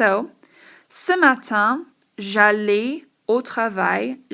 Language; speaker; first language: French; non-native, fluent; English